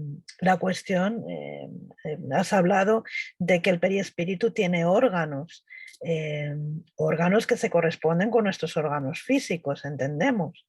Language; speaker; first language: Spanish; native; Spanish